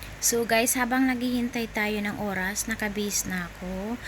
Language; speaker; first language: Filipino; native; Filipino